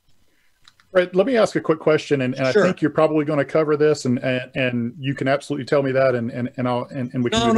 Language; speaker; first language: English; native; English